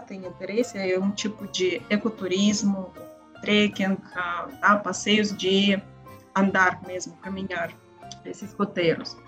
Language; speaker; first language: Portuguese; non-native, learner; Russian